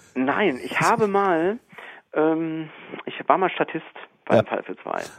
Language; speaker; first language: German; native; German